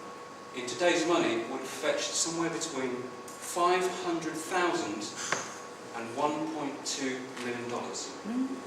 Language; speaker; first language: English; native; English